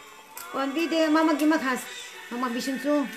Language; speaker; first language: German; non-native, learner; Cebuano